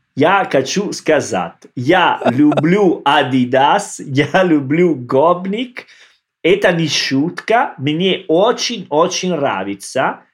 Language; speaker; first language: Russian; non-native, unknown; Italian